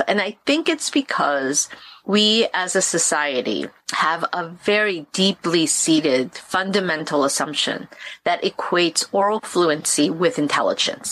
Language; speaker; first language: English; early bilingual, other home language; Korean